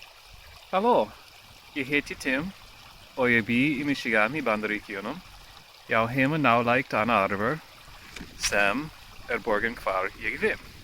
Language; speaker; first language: Icelandic; non-native, learner; English